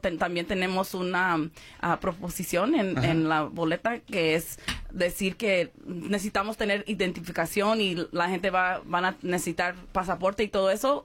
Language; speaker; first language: Spanish; early bilingual, heritage; Spanish